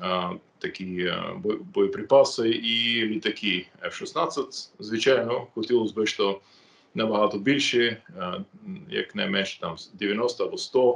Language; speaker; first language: Ukrainian; non-native, fluent; English